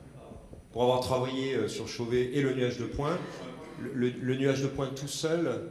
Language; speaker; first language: French; native; French